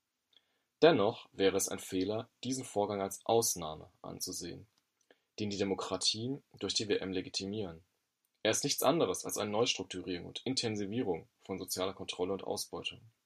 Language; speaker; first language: German; native; German